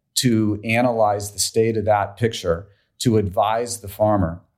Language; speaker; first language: English; native; English